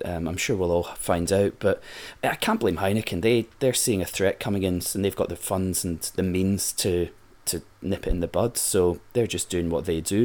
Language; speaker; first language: English; native; English